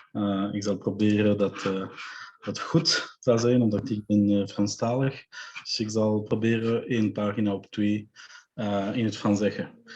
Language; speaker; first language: Dutch; non-native, local second language; French